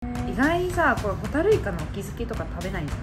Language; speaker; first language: Japanese; native; Japanese